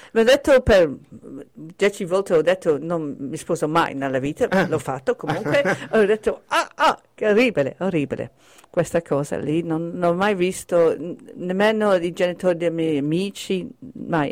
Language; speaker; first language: Italian; non-native, fluent; English